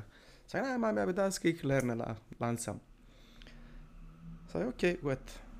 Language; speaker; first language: German; non-native, learner; Italian